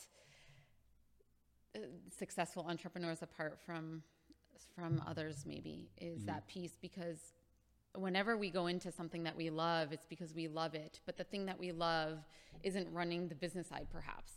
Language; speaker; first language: English; native; English